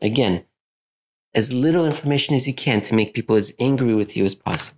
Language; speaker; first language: English; native; English